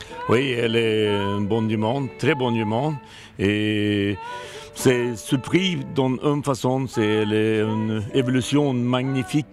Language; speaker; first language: French; non-native, learner; Swedish